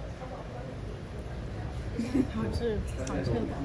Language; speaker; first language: Chinese; non-native, learner; Vietnamese